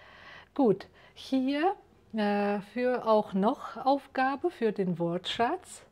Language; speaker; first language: German; non-native, fluent; Uzbek